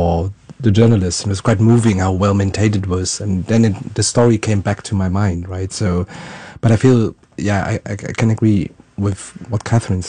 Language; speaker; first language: English; non-native, fluent; German